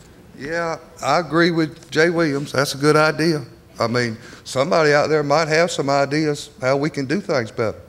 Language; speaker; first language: English; native; English